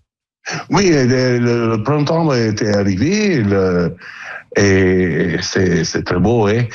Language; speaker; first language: French; non-native, learner; Italian